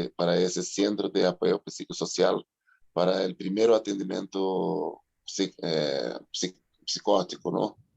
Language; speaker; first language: Spanish; non-native, fluent; Portuguese